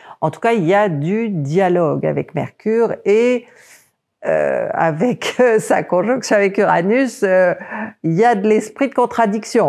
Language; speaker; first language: French; native; French